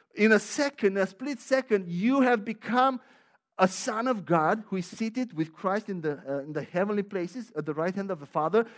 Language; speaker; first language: English; non-native, fluent; Romanian